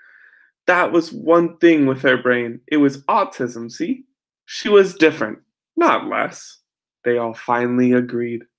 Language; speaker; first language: English; native; English